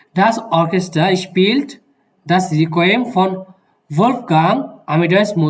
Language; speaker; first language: German; non-native, fluent; Bangla